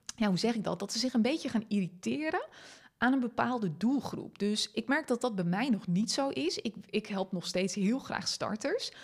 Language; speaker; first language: Dutch; non-native, local second language; Western Frisian